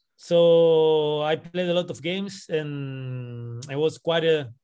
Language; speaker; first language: English; non-native, fluent; Spanish